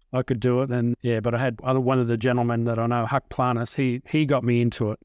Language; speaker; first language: English; native; English